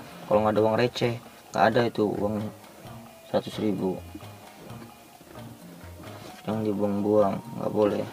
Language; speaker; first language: Indonesian; native; Indonesian